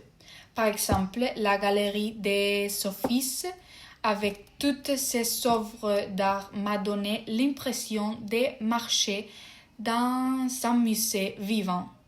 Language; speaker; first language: French; non-native, fluent; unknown